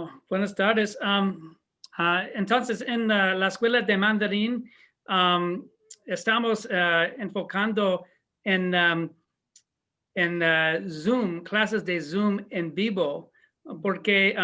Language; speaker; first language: Spanish; non-native, learner; English